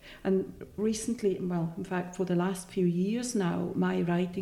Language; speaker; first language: English; non-native, fluent; Swiss German